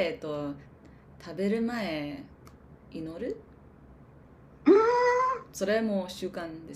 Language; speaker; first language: Japanese; non-native, learner; English